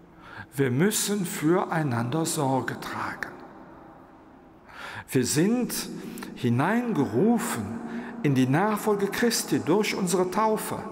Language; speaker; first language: German; non-native, local second language; Luxembourgish